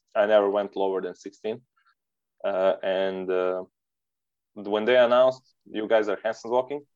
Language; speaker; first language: English; non-native, fluent; Serbian